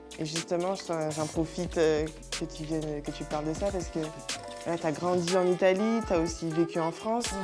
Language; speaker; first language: French; native; French